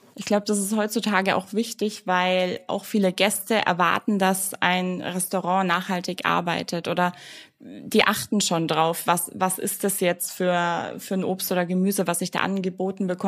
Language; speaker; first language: German; native; German